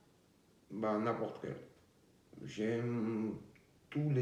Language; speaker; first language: French; non-native, learner; Georgian